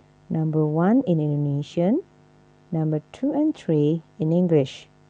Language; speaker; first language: English; non-native, fluent; Indonesian